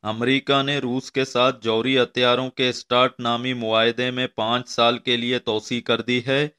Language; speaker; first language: Urdu; non-native, local second language; Baluchi